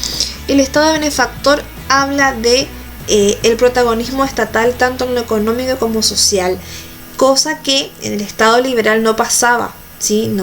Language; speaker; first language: Spanish; native; Spanish